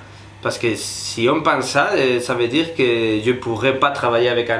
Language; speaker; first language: French; non-native, fluent; Spanish